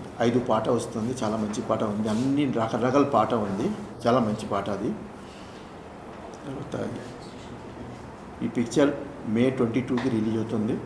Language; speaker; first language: Telugu; non-native, local second language; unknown